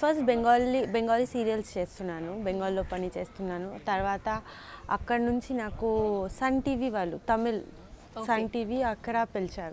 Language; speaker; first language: Telugu; non-native, learner; Bangla